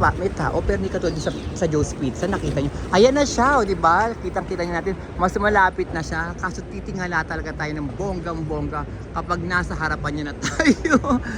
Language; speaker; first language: Filipino; native; Filipino